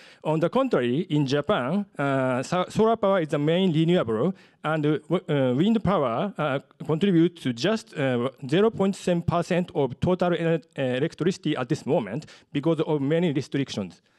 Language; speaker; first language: English; non-native, fluent; Japanese